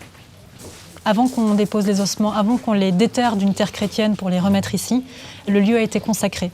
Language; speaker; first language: French; native; French